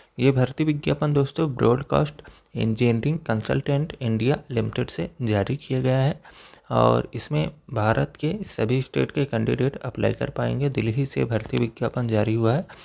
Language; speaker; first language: Hindi; native; Hindi